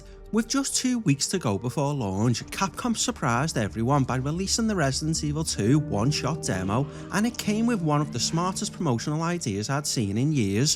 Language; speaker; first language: English; native; English